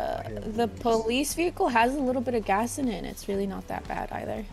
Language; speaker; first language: English; native; English